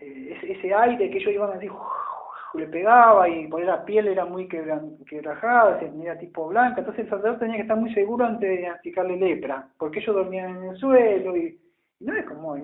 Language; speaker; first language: Spanish; native; Spanish